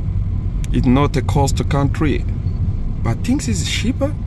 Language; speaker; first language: English; non-native, learner; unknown